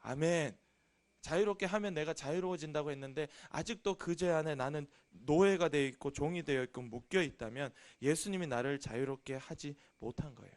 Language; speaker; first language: Korean; native; Korean